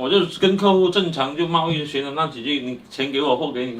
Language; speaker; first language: Chinese; native; Chinese